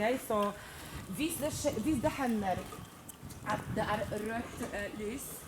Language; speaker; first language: Norwegian; non-native, fluent; Polish